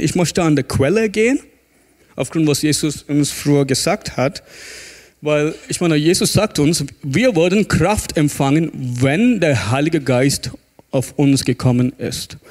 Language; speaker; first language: German; non-native, fluent; English